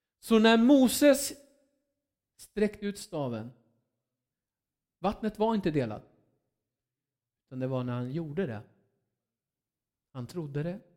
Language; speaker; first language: Swedish; non-native, fluent; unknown